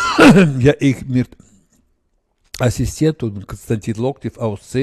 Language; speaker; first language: German; non-native, learner; Russian